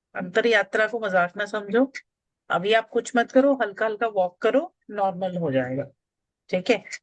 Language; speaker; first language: Hindi; native; Hindi